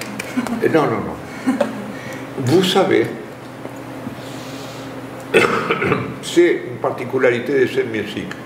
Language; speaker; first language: French; non-native, fluent; Spanish